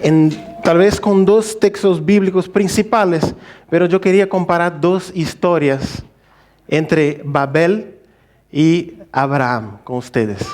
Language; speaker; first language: Spanish; non-native, fluent; Portuguese